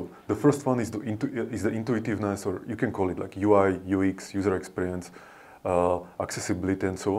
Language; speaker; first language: English; non-native, fluent; Slovak